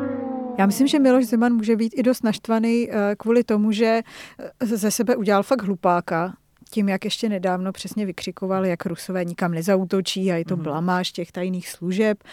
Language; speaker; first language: Czech; native; Czech